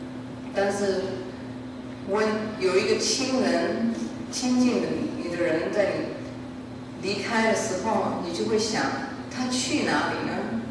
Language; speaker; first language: Chinese; early bilingual, heritage; Chinese